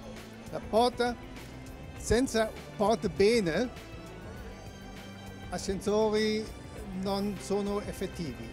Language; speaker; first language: Italian; non-native, learner; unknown